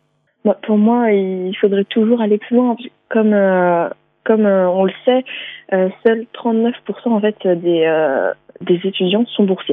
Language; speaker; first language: French; native; French